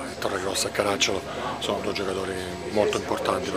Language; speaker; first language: Italian; native; Italian